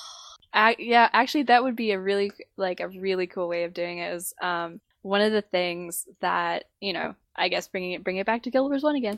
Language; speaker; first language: English; native; English